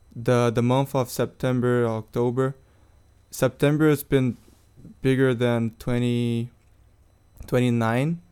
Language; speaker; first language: English; non-native, fluent; Portuguese